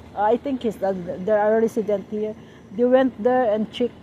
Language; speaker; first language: English; non-native, local second language; Cebuano